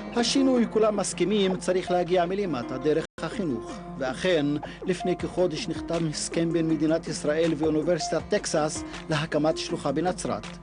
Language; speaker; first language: Hebrew; non-native, local second language; Arabic